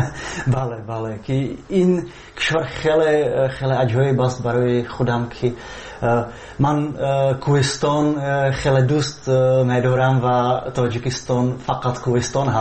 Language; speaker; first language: Tajik; non-native, fluent; Czech